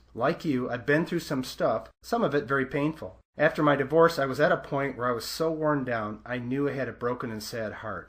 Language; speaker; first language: English; native; English